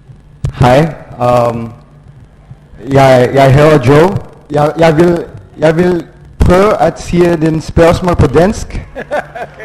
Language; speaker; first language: Danish; non-native, learner; Indonesian